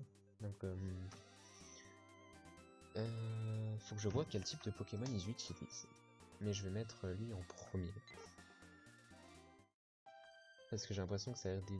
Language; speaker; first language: French; native; French